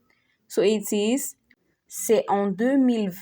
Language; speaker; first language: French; non-native, fluent; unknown